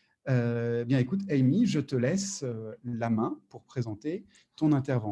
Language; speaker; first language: French; native; French